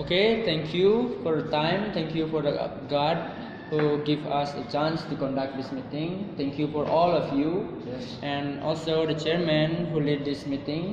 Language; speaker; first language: English; non-native, learner; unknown